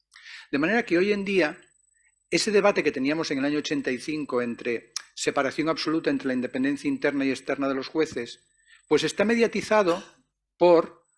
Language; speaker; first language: Spanish; native; Spanish